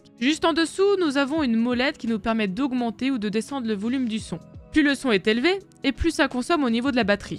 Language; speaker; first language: French; native; French